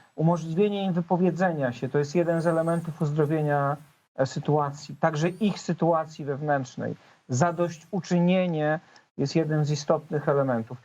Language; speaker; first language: Polish; native; Polish